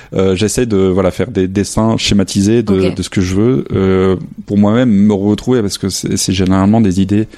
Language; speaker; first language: French; native; French